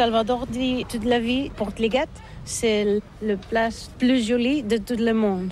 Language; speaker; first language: French; non-native, learner; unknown